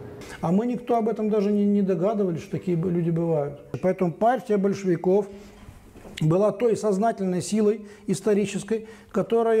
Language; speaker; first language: Russian; native; Russian